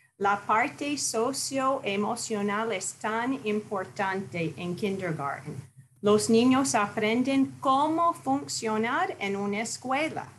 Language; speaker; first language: Spanish; non-native, fluent; English